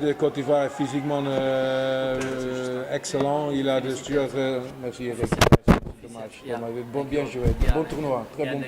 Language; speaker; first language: French; non-native, fluent; Dutch